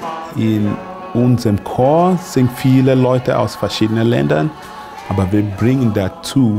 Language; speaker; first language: German; non-native, fluent; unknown